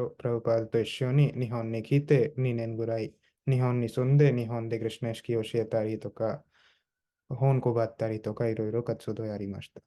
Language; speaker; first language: Japanese; non-native, fluent; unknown